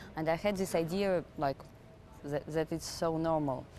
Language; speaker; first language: English; non-native, fluent; Russian